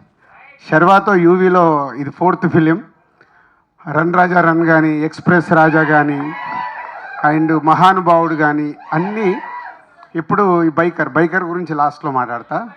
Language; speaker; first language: Telugu; native; Telugu